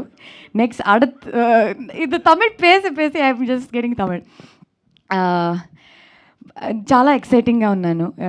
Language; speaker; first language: Telugu; non-native, learner; Kannada